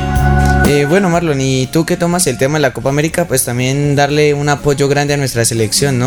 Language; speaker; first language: Spanish; native; Spanish